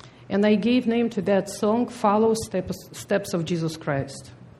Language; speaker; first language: English; non-native, fluent; Russian